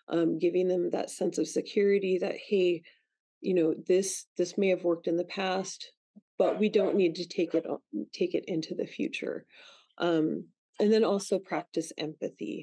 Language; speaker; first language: English; native; English